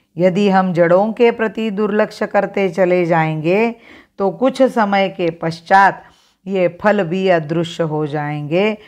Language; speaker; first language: Hindi; non-native, local second language; Marathi